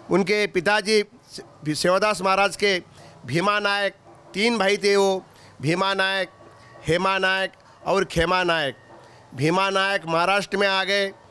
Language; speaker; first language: Hindi; non-native, local second language; Lambadi